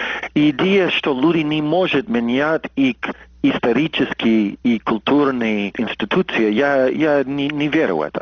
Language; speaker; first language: Russian; non-native, fluent; English